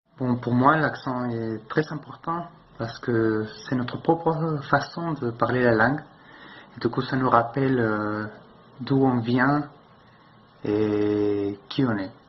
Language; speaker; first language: French; non-native, fluent; Spanish